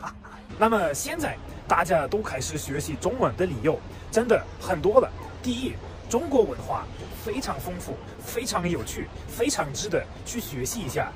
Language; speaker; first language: Chinese; non-native, fluent; German